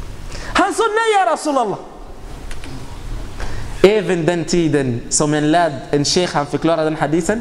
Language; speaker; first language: Swedish; non-native, fluent; Arabic